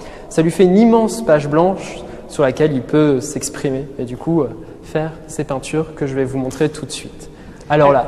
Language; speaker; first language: French; native; French